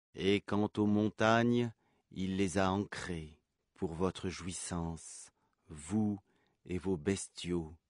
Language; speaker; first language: French; native; French